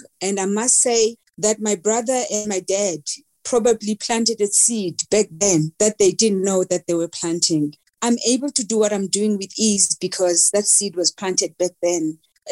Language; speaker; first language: English; non-native, local second language; Xhosa